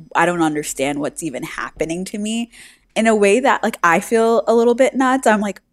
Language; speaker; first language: English; native; English